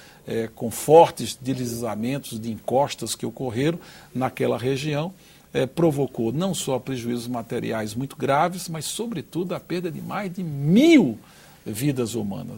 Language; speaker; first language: Portuguese; native; Portuguese